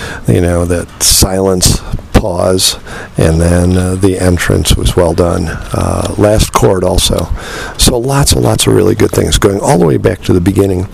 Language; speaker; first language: English; native; English